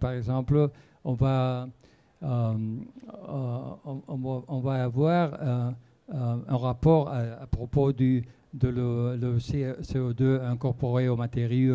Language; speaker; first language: French; non-native, fluent; Spanish